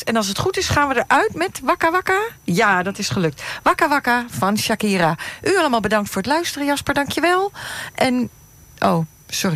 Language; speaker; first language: Dutch; native; Dutch